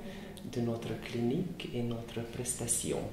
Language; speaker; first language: French; non-native, fluent; Hungarian